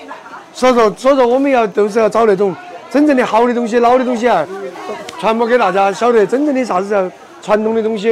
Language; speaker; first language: Chinese; native; Chinese